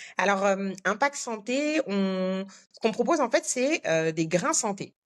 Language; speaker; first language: French; native; French